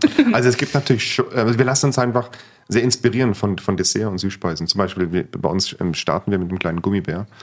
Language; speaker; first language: German; native; German